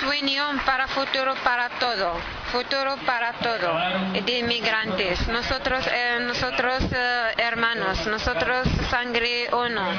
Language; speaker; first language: Spanish; non-native, learner; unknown